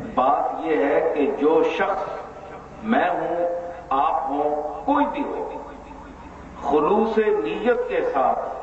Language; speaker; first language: Urdu; non-native, local second language; Punjabi